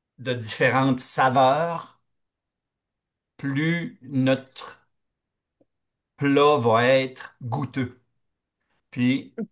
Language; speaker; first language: French; native; French